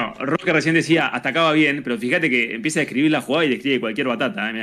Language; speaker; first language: Spanish; native; Spanish